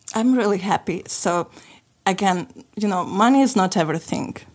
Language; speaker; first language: English; non-native, fluent; Lithuanian